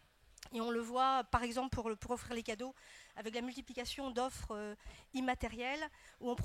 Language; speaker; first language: French; native; French